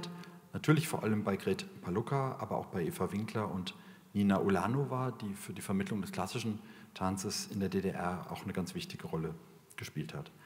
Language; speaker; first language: German; native; German